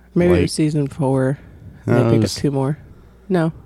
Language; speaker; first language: English; native; English